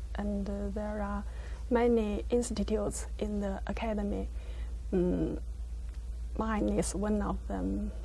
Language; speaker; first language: English; non-native, learner; Chinese